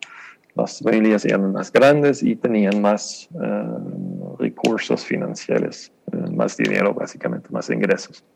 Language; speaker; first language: Spanish; non-native, fluent; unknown